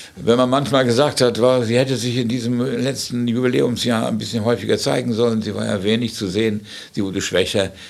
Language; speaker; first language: German; native; German